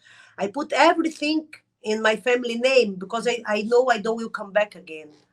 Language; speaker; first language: English; non-native, learner; Arabic